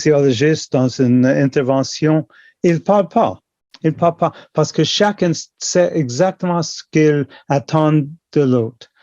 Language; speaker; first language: French; non-native, local second language; English